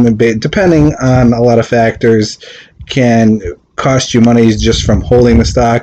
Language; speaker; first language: English; native; English